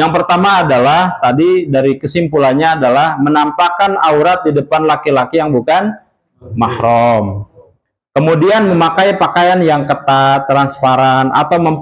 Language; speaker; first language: Indonesian; non-native, local second language; Sundanese